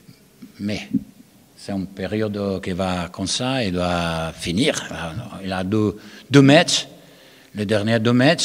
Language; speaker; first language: French; non-native, learner; Spanish